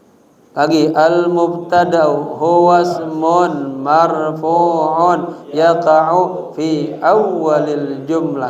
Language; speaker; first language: Arabic; non-native, fluent; Indonesian